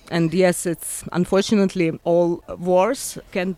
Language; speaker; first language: English; non-native, learner; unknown